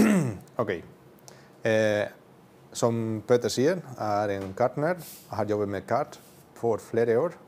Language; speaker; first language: Norwegian; non-native, learner; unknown